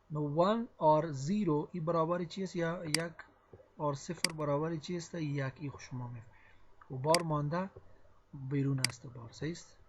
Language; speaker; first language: Persian; non-native, local second language; Pashto